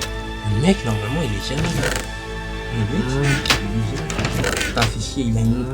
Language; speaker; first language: French; native; French